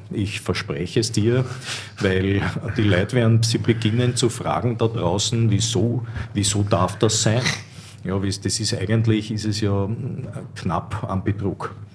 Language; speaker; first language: German; native; German